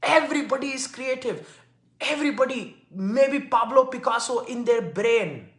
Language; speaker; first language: English; non-native, local second language; Hindi